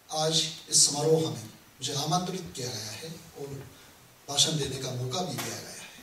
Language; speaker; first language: Hindi; non-native, fluent; Japanese